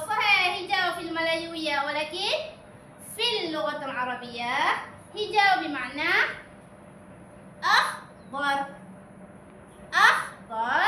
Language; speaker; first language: Arabic; non-native, learner; Malay